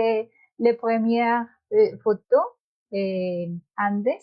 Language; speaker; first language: French; non-native, learner; Spanish